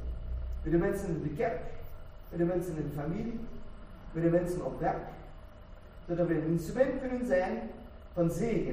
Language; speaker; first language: Dutch; non-native, fluent; German